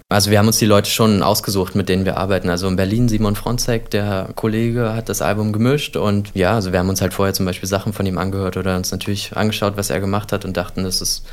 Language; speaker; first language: German; native; German